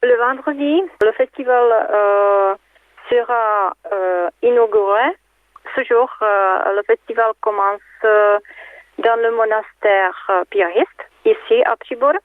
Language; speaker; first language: French; non-native, fluent; Czech